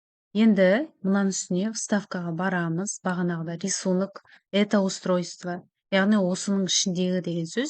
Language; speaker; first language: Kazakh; native; Kazakh